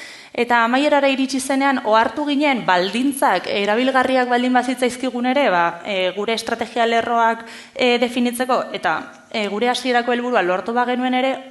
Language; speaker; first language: Basque; native; Basque